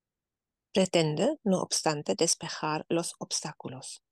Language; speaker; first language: Spanish; non-native, fluent; German